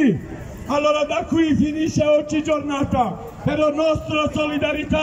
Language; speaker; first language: Italian; non-native, learner; Kurdish